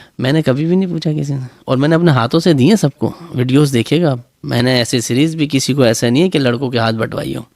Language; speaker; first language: Urdu; native; Urdu